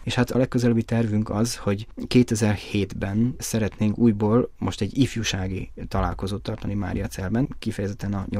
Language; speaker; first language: Hungarian; native; Hungarian